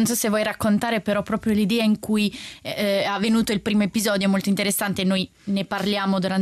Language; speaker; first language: Italian; non-native, fluent; Portuguese